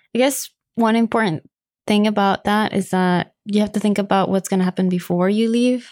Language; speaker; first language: English; non-native, fluent; Spanish